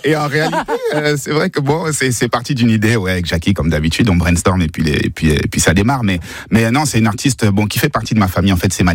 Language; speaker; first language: French; native; French